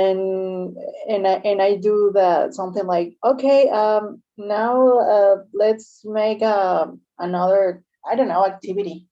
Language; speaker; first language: English; non-native, fluent; Spanish